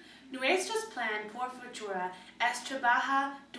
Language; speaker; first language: Spanish; non-native, learner; English